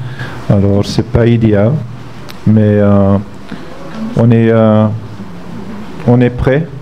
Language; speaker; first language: French; non-native, fluent; Dutch